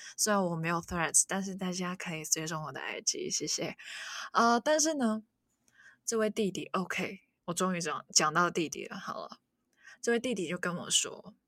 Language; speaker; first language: Chinese; non-native, local second language; Cantonese